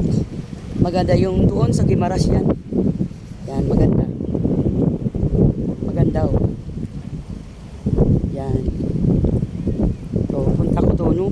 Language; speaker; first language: Filipino; non-native, local second language; Hiligaynon